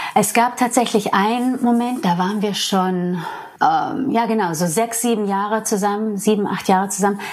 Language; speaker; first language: German; non-native, fluent; English